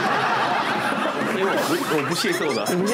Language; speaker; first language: Chinese; native; Chinese